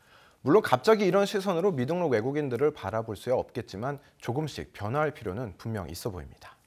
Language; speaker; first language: Korean; native; Korean